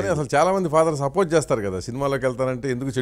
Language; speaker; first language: Telugu; native; Telugu